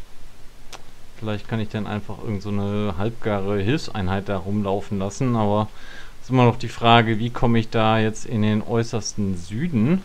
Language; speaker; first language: German; native; German